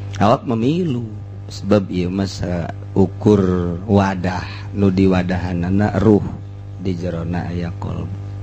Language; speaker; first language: Sundanese; native; Sundanese